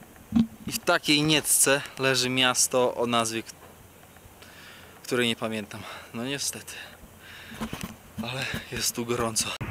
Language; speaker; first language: Polish; native; Polish